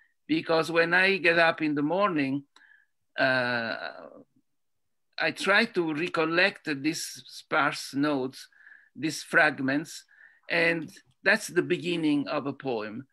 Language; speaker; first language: English; non-native, fluent; Italian